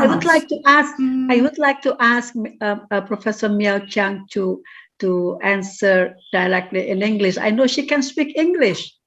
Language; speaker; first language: English; non-native, fluent; Indonesian